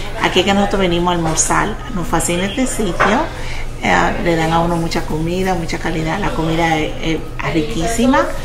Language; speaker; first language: Spanish; early bilingual, heritage; Spanish